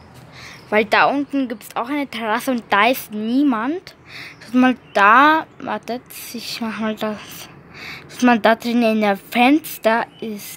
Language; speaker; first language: German; early bilingual, other home language; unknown